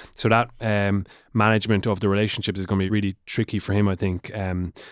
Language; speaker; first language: English; native; English